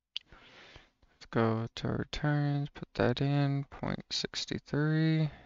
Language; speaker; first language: English; native; English